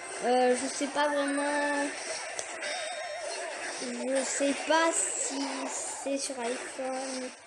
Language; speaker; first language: French; native; French